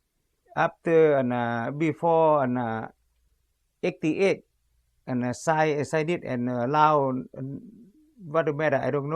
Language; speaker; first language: English; non-native, learner; Lao